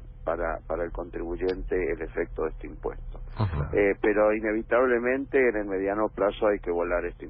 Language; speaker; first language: Spanish; native; Spanish